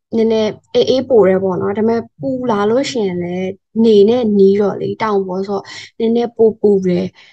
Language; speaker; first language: Burmese; native; Burmese